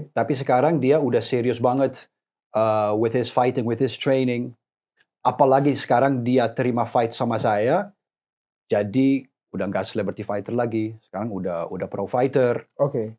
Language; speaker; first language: Indonesian; non-native, fluent; English